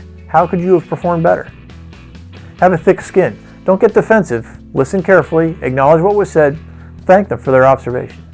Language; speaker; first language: English; native; English